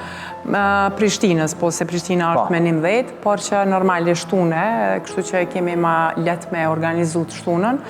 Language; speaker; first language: Albanian; native; Albanian